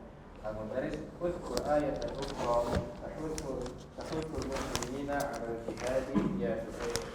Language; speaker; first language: Arabic; non-native, learner; Indonesian